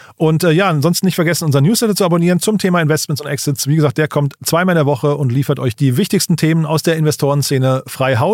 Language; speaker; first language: German; native; German